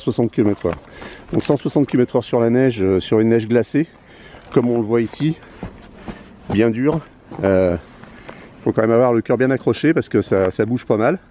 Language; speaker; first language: French; native; French